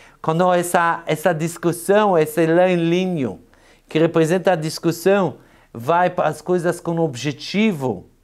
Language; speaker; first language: Portuguese; non-native, fluent; Hebrew